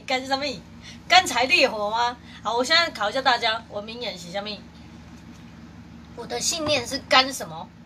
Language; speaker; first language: Chinese; native; Chinese